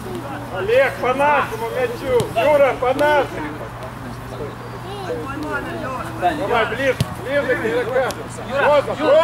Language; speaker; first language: Russian; native; Russian